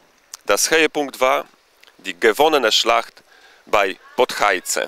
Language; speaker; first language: German; non-native, fluent; Polish